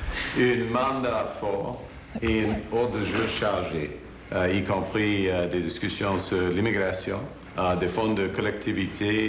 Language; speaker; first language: French; non-native, local second language; English